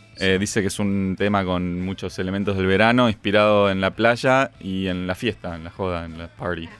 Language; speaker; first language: Spanish; native; Spanish